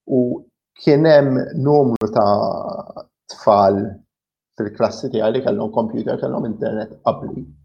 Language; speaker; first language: Maltese; early bilingual, other home language; English